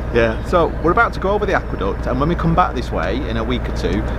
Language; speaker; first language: English; native; English